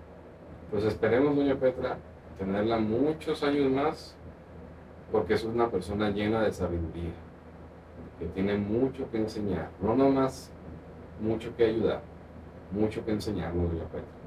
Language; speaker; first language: Spanish; native; Spanish